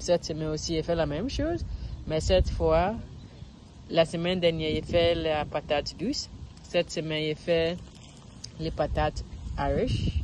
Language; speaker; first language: French; non-native, learner; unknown